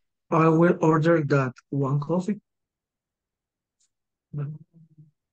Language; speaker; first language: English; non-native, learner; Spanish